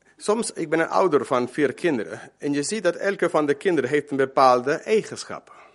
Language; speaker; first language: Dutch; non-native, fluent; Spanish